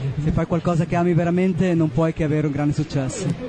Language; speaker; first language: Italian; native; Italian